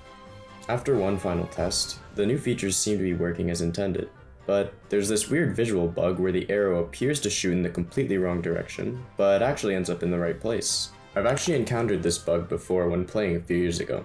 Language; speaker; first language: English; native; English